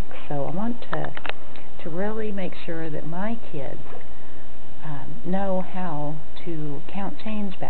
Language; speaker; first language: English; native; English